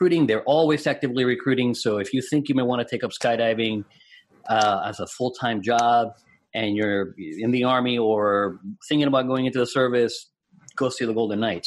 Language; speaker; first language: English; non-native, fluent; Spanish